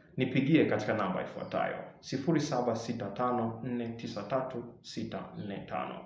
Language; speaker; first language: Swahili; native; Swahili